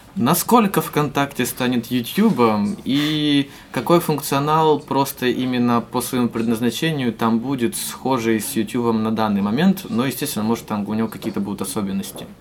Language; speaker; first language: Russian; native; Russian